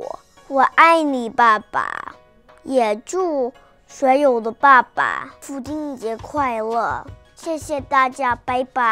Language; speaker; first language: Chinese; early bilingual, other home language; English